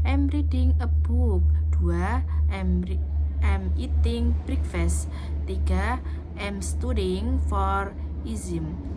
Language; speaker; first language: English; non-native, learner; Indonesian